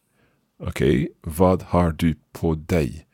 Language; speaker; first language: Swedish; non-native, learner; English